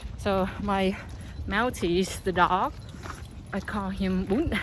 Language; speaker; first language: English; non-native, fluent; Vietnamese